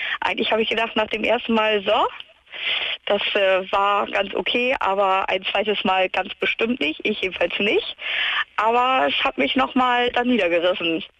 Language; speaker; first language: German; native; German